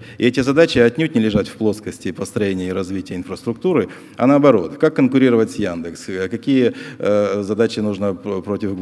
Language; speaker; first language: Russian; native; Russian